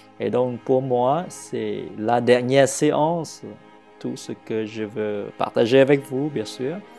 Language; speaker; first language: French; non-native, fluent; Vietnamese